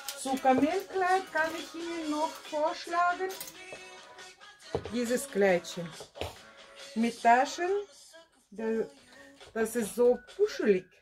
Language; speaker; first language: German; non-native, fluent; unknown